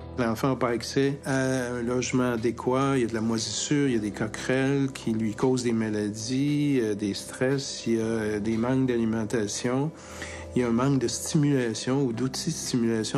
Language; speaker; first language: French; native; French